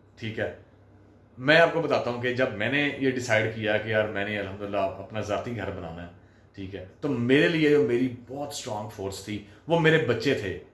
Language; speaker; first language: Urdu; non-native, local second language; Punjabi